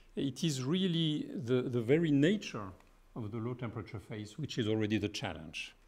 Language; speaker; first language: English; non-native, fluent; French